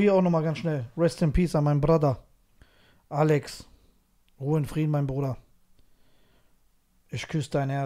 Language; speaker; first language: German; native; German